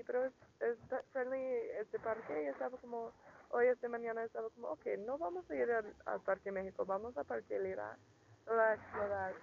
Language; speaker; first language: Spanish; non-native, learner; English